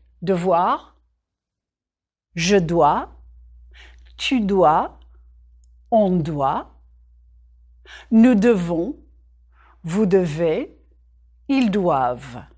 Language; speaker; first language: French; non-native, fluent; English